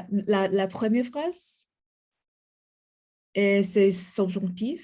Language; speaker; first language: French; non-native, learner; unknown